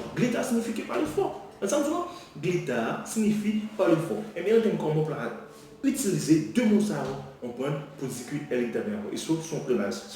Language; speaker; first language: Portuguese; non-native, learner; Haitian Creole